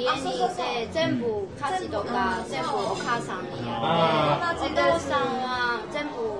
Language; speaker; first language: Japanese; non-native, learner; Chinese